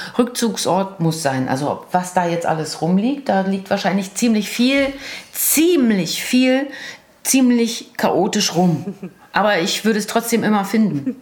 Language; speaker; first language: German; early bilingual, other home language; Croatian